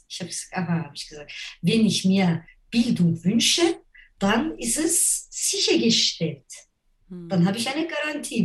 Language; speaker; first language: German; non-native, fluent; Turkish